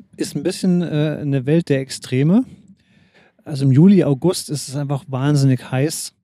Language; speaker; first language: German; native; German